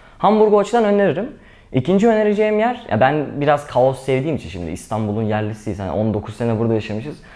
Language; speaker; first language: Turkish; native; Turkish